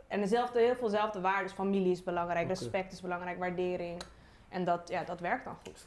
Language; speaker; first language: Dutch; early bilingual, other home language; Persian